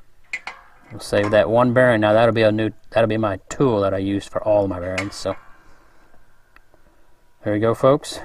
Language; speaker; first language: English; native; English